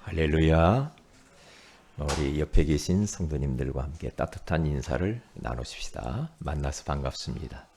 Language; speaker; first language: Korean; native; Korean